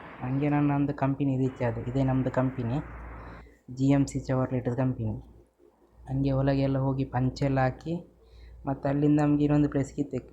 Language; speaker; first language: Kannada; non-native, local second language; Tulu